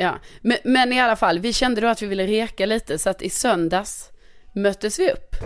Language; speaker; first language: Swedish; native; Swedish